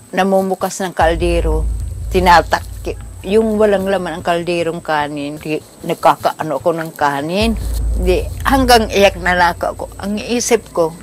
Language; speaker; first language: Filipino; non-native, local second language; Cebuano